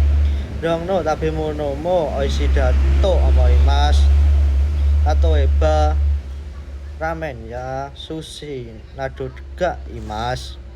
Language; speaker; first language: Japanese; non-native, learner; Indonesian